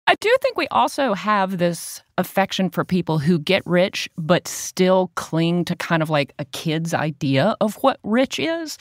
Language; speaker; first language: English; native; English